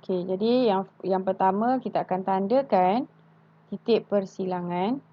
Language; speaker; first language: Malay; native; Malay